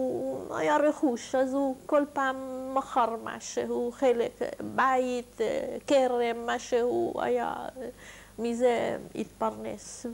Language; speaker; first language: Hebrew; non-native, fluent; Hungarian